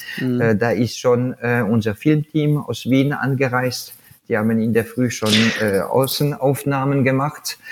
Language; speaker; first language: German; non-native, fluent; French